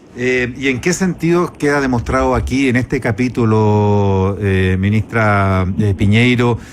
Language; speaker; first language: Spanish; native; Spanish